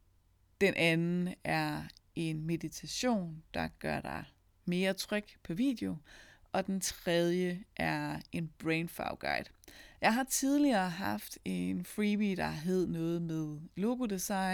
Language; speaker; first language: Danish; native; Danish